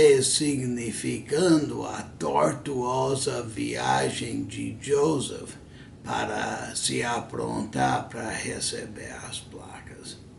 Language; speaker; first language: Portuguese; non-native, fluent; English